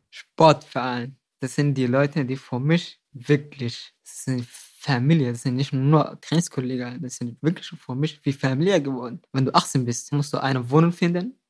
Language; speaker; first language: German; non-native, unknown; Somali